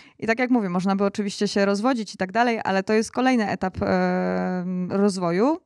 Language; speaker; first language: Polish; native; Polish